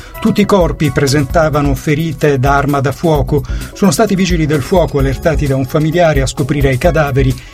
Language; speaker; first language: Italian; native; Italian